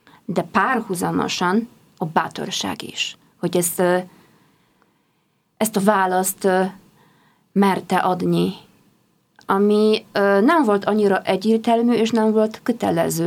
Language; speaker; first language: Hungarian; non-native, fluent; Polish